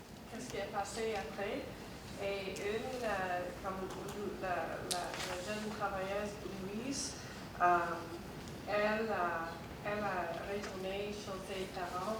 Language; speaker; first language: French; non-native, learner; English